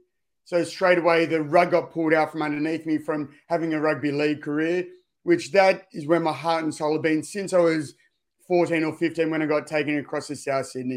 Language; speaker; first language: English; native; English